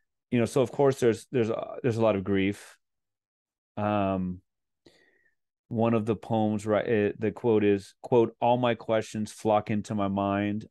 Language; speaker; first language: English; native; English